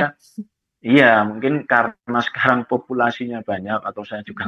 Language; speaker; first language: Malay; non-native, local second language; Javanese